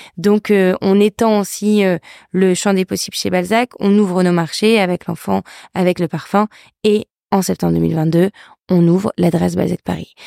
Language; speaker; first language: French; native; French